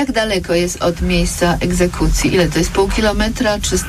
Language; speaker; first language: Polish; native; Polish